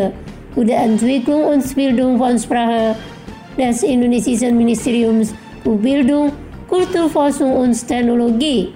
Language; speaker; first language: German; non-native, fluent; Indonesian